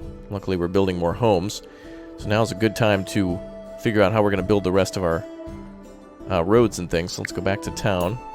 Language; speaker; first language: English; native; English